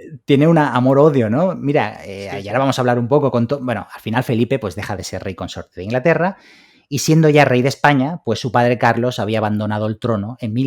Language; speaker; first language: Spanish; native; Spanish